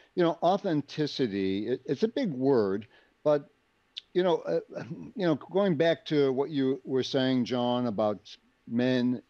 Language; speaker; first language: English; native; English